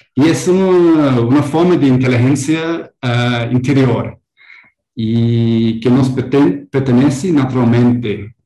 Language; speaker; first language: Spanish; non-native, learner; English